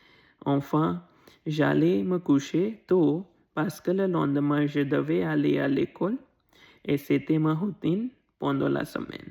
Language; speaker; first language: French; non-native, learner; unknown